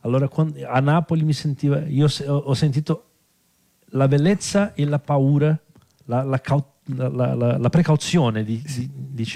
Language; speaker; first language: Italian; non-native, fluent; Portuguese